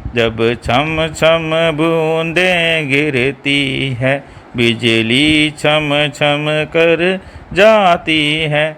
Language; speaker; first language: Hindi; non-native, local second language; Malayalam